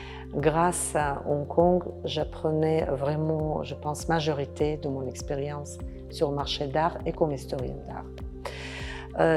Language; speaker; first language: French; non-native, fluent; Russian